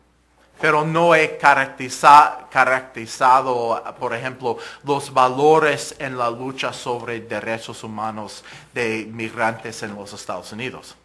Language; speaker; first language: Spanish; non-native, fluent; English